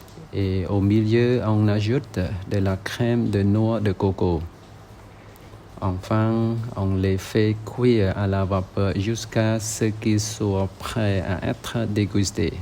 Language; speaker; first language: French; non-native, fluent; Khmer